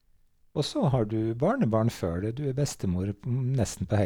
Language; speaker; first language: Norwegian; native; Norwegian